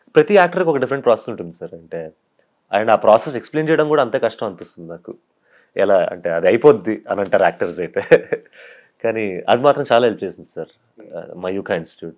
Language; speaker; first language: Telugu; native; Telugu